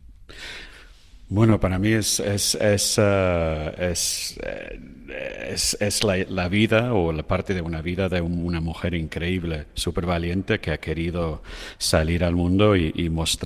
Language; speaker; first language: Spanish; non-native, fluent; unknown